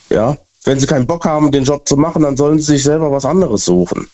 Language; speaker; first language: German; native; German